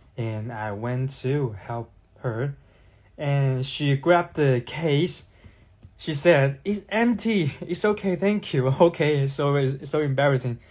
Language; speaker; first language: English; non-native, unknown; Chinese